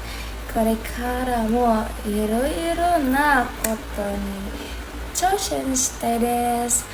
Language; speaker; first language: Japanese; non-native, learner; Indonesian